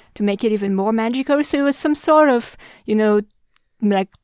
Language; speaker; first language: English; non-native, fluent; French